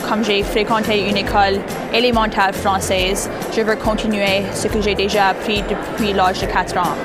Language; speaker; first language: French; non-native, local second language; English